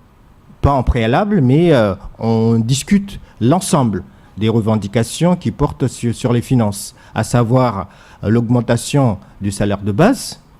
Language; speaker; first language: French; non-native, local second language; Comorian